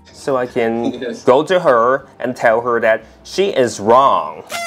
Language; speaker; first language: English; non-native, local second language; Cantonese